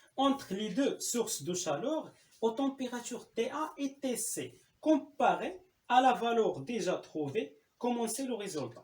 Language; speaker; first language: French; non-native, local second language; Arabic